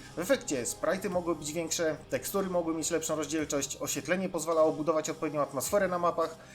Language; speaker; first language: Polish; native; Polish